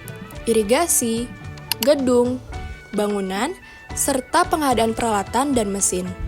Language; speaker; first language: Indonesian; native; Indonesian